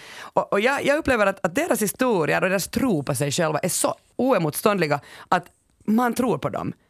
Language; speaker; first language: Swedish; native; Swedish